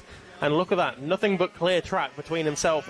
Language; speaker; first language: English; native; English